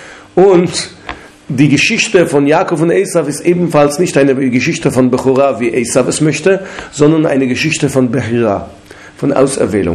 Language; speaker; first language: German; non-native, fluent; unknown